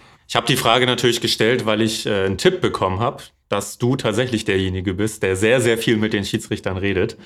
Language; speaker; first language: German; native; German